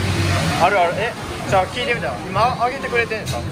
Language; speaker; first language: Japanese; native; Japanese